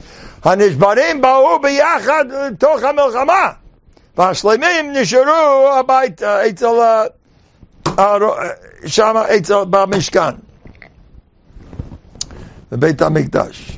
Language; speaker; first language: Hebrew; non-native, fluent; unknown